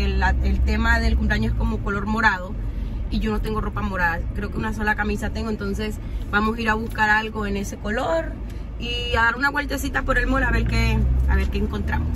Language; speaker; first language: Spanish; native; Spanish